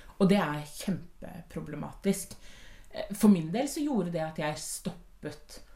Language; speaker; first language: Norwegian; native; Norwegian